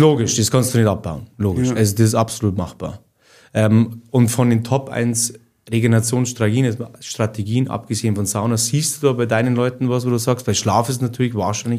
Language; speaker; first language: German; native; German